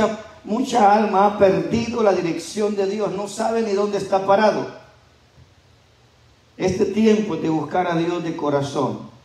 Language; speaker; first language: Spanish; native; Spanish